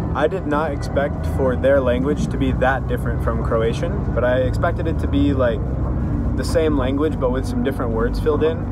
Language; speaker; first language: English; native; English